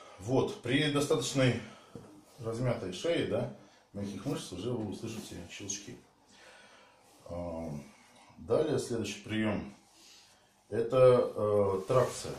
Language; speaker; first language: Russian; native; Russian